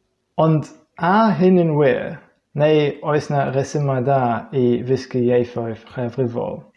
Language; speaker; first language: Welsh; non-native, fluent; English